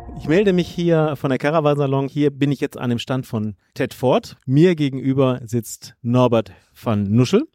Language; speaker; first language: German; native; German